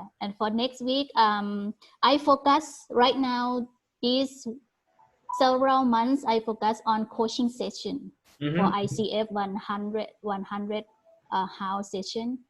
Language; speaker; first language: English; non-native, learner; Thai